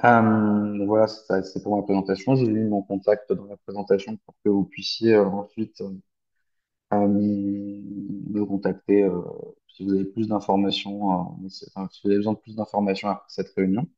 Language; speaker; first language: French; native; French